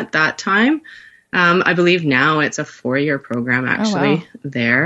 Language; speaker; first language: English; native; English